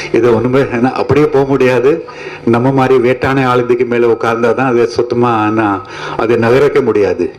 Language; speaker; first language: Tamil; non-native, fluent; Hindi